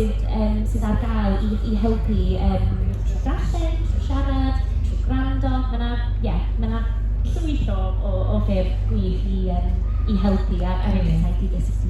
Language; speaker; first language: Welsh; non-native, local second language; English